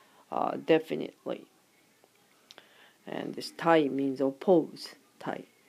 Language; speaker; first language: English; non-native, fluent; Japanese